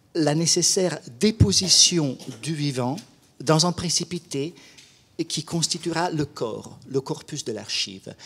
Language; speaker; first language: French; non-native, fluent; Italian